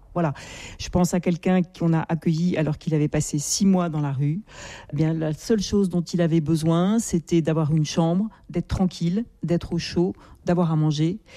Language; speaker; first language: French; native; French